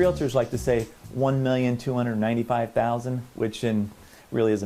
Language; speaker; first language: English; native; English